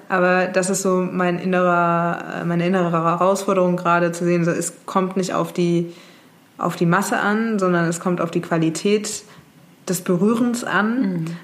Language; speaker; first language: German; native; German